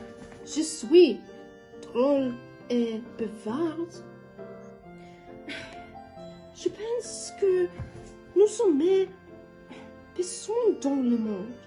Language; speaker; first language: French; non-native, learner; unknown